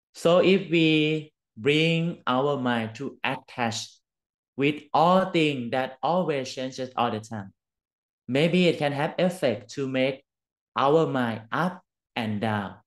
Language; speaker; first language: English; non-native, learner; Thai